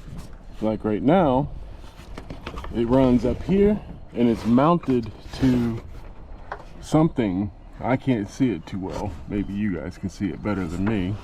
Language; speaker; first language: English; native; English